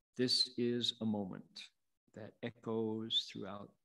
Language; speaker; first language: English; native; English